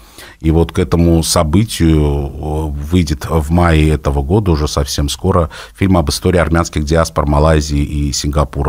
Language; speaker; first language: Russian; native; Russian